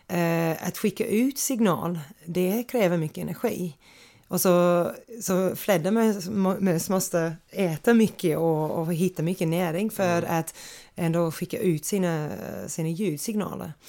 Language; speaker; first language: Swedish; non-native, fluent; English